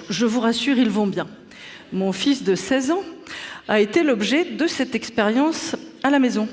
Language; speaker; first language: French; native; French